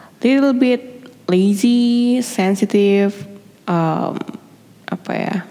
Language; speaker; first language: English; non-native, learner; Indonesian